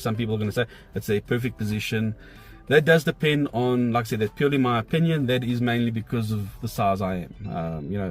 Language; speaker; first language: English; native; English